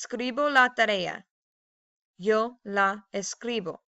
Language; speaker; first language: Spanish; non-native, fluent; English